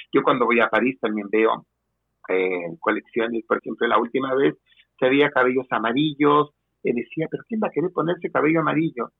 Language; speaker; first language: Spanish; native; Spanish